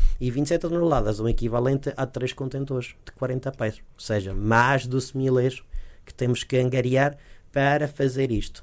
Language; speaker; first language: Portuguese; early bilingual, heritage; Portuguese